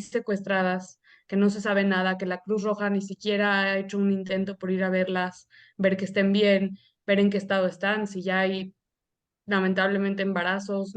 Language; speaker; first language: Spanish; native; Spanish